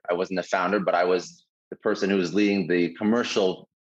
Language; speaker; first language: English; native; English